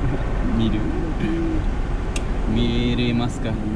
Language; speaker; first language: Japanese; non-native, learner; Vietnamese